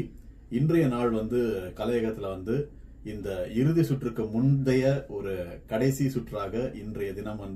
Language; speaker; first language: Tamil; native; Tamil